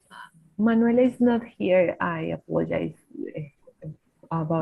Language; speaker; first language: English; non-native, fluent; Spanish